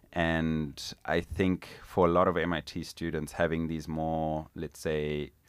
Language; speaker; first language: English; non-native, local second language; Italian